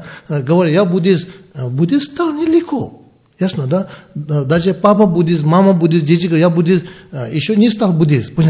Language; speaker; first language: Russian; non-native, learner; Tibetan